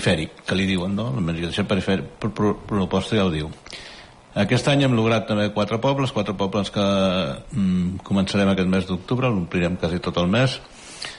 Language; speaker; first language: Catalan; native; Catalan